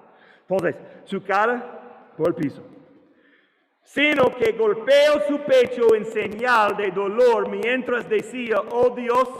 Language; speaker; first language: Spanish; non-native, learner; English